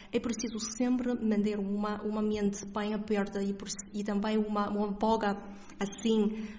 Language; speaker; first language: Portuguese; non-native, fluent; Chinese